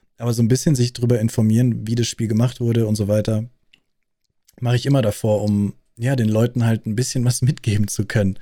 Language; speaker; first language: German; native; German